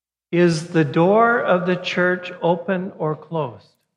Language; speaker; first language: English; native; English